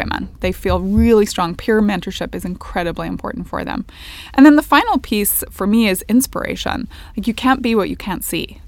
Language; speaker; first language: English; native; English